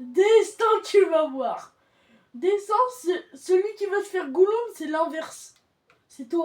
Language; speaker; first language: French; native; French